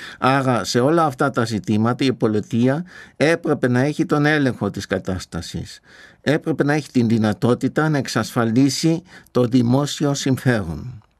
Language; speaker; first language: Greek; non-native, fluent; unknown